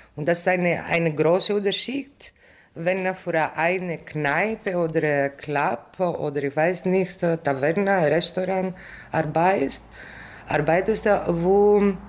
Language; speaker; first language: German; non-native, fluent; Greek